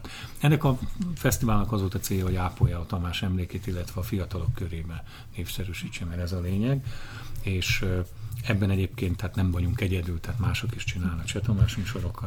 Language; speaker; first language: Hungarian; native; Hungarian